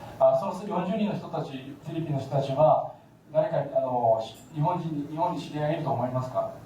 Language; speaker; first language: Japanese; native; Japanese